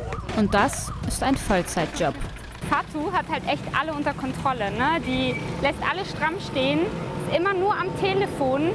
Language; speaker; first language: German; native; German